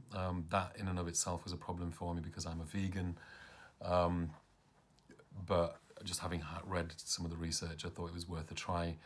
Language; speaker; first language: English; early bilingual, other home language; Punjabi